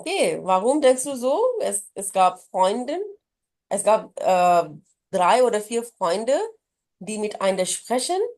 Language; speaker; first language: German; non-native, fluent; Urdu